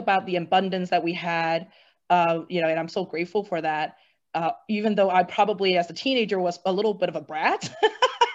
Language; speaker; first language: English; native; English